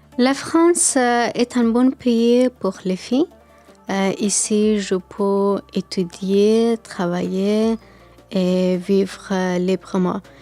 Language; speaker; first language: French; non-native, learner; Persian